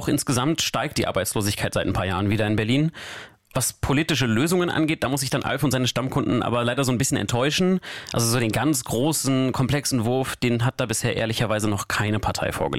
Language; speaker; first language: German; native; German